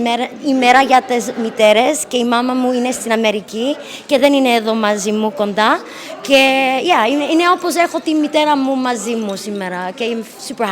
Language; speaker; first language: Greek; early bilingual, heritage; English